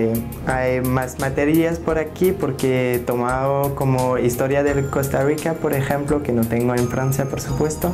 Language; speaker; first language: Spanish; non-native, learner; French